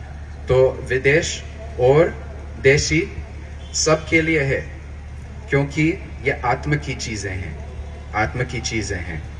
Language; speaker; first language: Hindi; non-native, learner; English